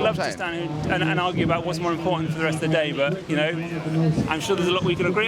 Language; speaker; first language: English; native; English